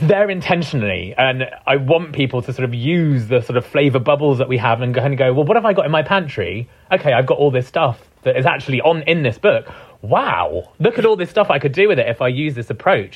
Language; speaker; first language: English; non-native, local second language; Punjabi